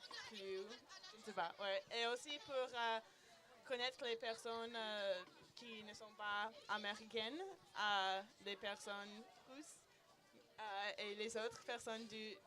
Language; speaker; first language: French; non-native, learner; English